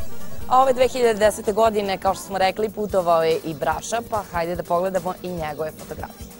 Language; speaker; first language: Serbian; native; Serbian